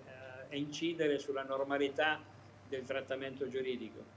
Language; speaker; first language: Italian; native; Italian